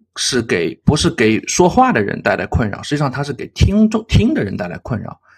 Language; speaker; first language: Chinese; native; Chinese